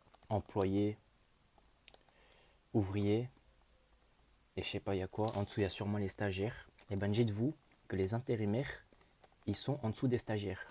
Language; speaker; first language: French; native; French